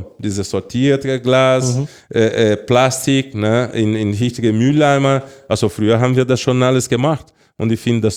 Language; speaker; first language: German; non-native, fluent; Portuguese